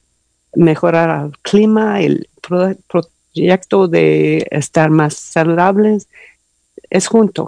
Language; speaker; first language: Spanish; non-native, learner; English